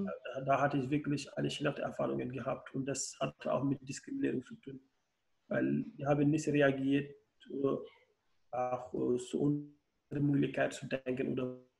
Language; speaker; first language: German; non-native, learner; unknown